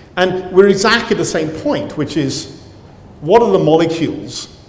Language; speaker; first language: English; native; English